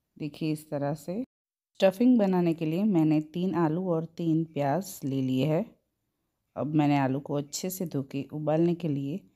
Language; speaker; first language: Hindi; non-native, local second language; Gujarati